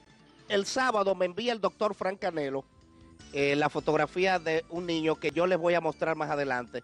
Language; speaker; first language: Spanish; native; Spanish